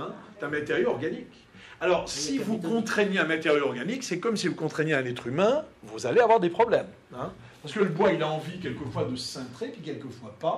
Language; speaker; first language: French; native; French